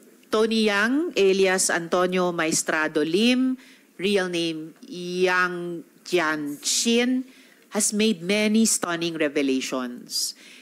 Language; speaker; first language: English; non-native, local second language; Filipino